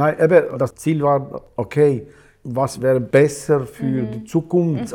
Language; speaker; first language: German; non-native, learner; Albanian